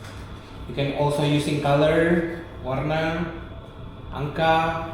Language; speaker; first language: English; non-native, local second language; Indonesian